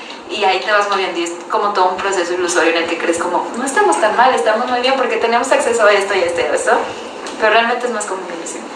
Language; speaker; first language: Spanish; native; Spanish